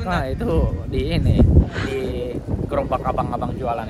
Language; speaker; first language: Indonesian; native; Indonesian